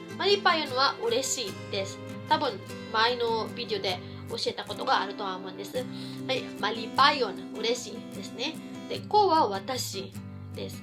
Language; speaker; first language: Japanese; non-native, fluent; Cebuano